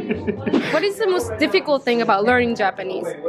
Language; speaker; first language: English; non-native, fluent; Japanese